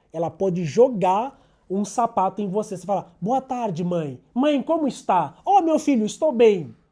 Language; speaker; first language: Portuguese; native; Portuguese